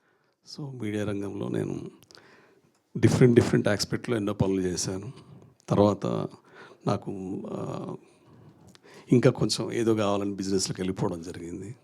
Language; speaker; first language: Telugu; native; Telugu